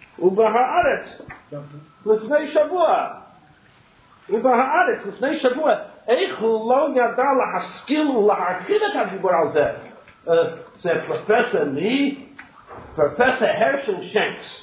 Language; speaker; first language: Hebrew; non-native, fluent; English